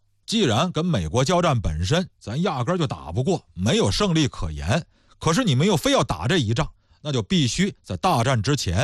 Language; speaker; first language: Chinese; native; Chinese